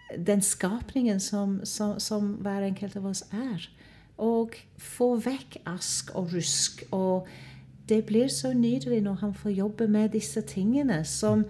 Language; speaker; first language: Norwegian; non-native, fluent; English